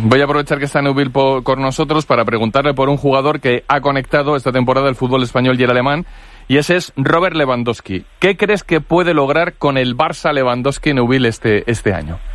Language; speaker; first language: Spanish; native; Spanish